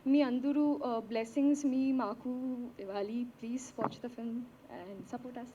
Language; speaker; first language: Telugu; non-native, learner; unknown